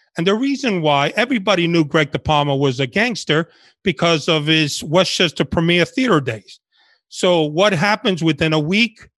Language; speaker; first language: English; early bilingual, other home language; Spanish